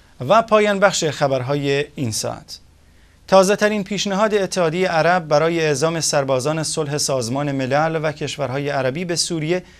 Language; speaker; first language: Persian; non-native, local second language; Central Kurdish